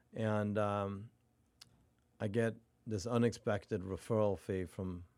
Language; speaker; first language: English; non-native, fluent; Norwegian